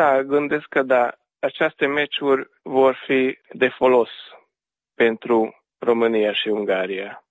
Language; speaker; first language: Romanian; early bilingual, heritage; Romanian